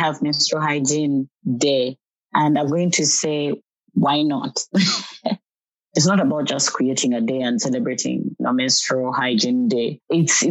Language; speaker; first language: English; non-native, local second language; Ganda